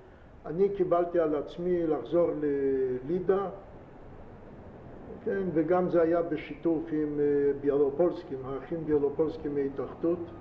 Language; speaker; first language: Hebrew; non-native, fluent; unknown